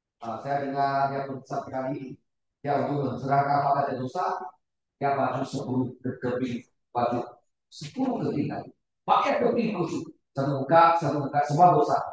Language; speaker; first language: Malay; non-native, local second language; Chinese